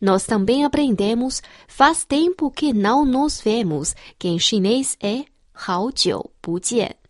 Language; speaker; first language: Portuguese; non-native, fluent; Chinese